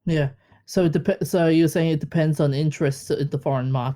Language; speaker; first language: English; native; English